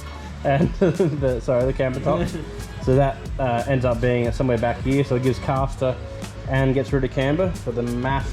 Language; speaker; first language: English; native; English